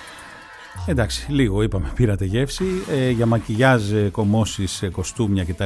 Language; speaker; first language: Greek; native; Greek